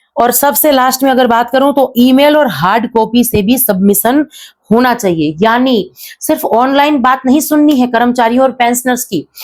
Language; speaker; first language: Hindi; native; Hindi